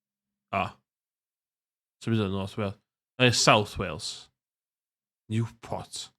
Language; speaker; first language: Welsh; native; Welsh